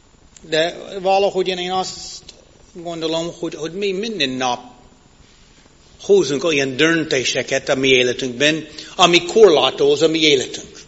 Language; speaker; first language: Hungarian; non-native, fluent; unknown